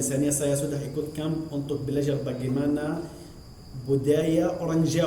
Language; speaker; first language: Indonesian; non-native, fluent; Arabic